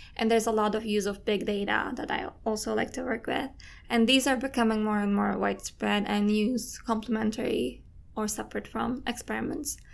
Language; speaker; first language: English; non-native, fluent; Turkish